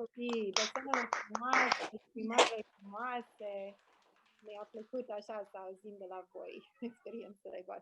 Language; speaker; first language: Romanian; non-native, fluent; English